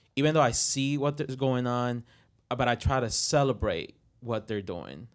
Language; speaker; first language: English; non-native, fluent; Spanish